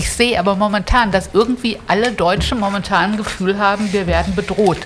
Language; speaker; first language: German; native; German